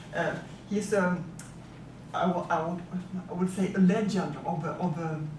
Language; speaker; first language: English; non-native, fluent; Swedish